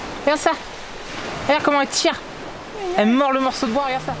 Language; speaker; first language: French; native; French